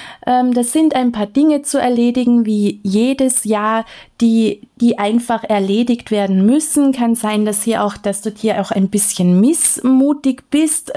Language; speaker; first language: German; native; German